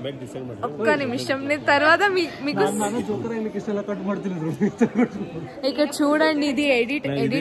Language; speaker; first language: Telugu; non-native, local second language; Kannada